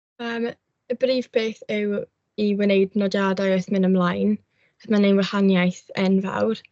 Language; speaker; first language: Welsh; non-native, local second language; English